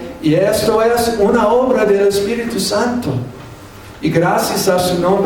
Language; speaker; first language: Spanish; non-native, fluent; English